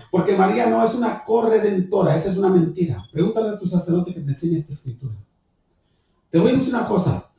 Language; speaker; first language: Spanish; early bilingual, heritage; Spanish